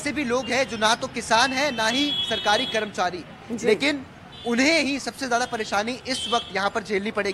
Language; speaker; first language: Hindi; native; Hindi